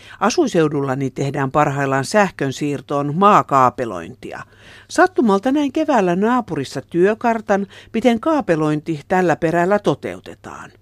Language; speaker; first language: Finnish; native; Finnish